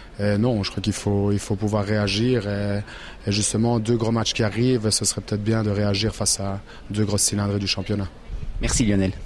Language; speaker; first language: French; native; French